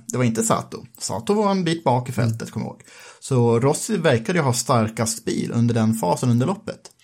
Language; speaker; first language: Swedish; native; Swedish